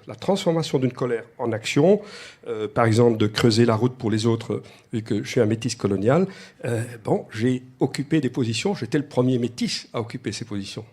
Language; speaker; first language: French; native; French